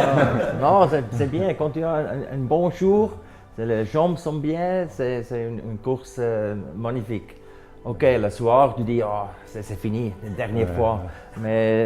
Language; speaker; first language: French; non-native, local second language; German